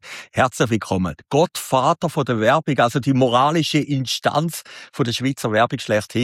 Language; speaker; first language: German; native; German